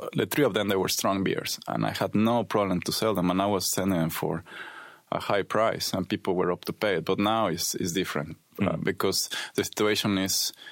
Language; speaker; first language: English; non-native, fluent; Spanish